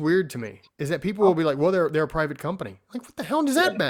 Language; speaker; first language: English; native; English